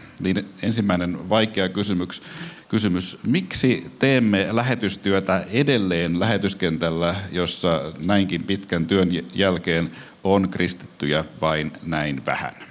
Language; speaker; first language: Finnish; native; Finnish